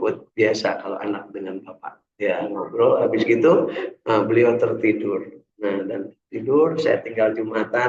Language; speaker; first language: Indonesian; native; Indonesian